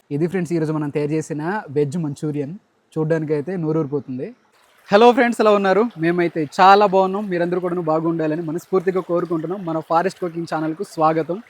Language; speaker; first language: Telugu; native; Telugu